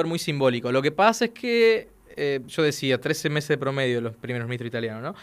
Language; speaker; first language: Spanish; native; Spanish